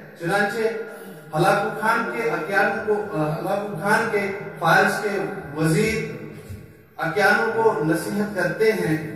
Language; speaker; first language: Urdu; native; Urdu